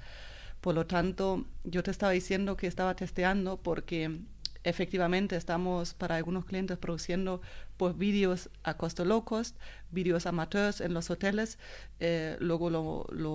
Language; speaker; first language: Spanish; non-native, fluent; German